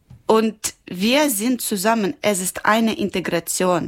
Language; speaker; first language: German; non-native, learner; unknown